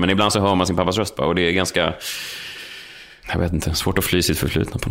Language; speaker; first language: Swedish; native; Swedish